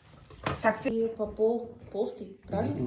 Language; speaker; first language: Russian; non-native, learner; English